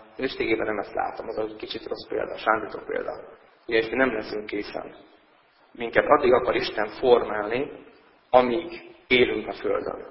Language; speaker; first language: Hungarian; native; Hungarian